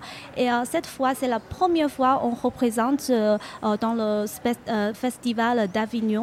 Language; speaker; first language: French; non-native, fluent; Chinese